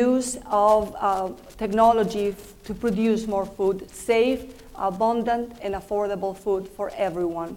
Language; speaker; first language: English; non-native, fluent; Spanish